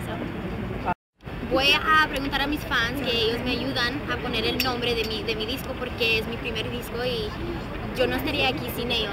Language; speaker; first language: Spanish; early bilingual, heritage; Spanish